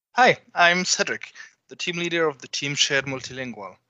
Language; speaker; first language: English; non-native, fluent; French